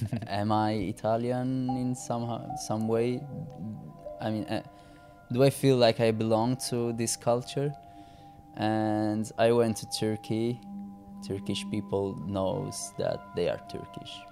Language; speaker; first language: English; non-native, fluent; Italian